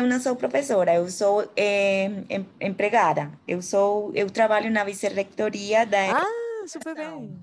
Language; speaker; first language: Portuguese; non-native, learner; Spanish